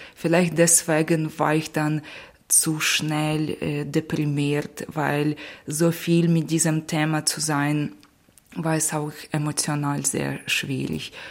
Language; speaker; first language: German; non-native, fluent; Ukrainian